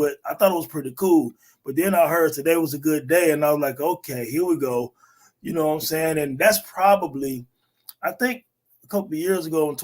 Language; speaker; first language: English; native; English